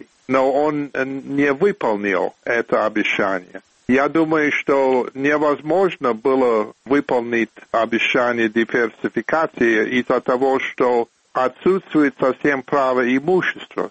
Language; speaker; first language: Russian; non-native, fluent; English